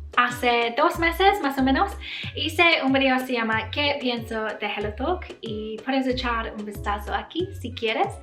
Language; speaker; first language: Spanish; non-native, learner; English